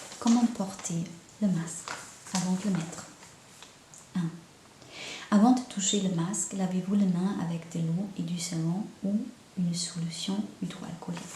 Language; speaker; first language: French; non-native, fluent; German